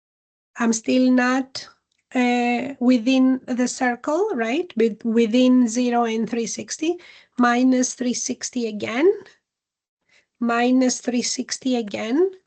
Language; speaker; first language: English; non-native, fluent; Greek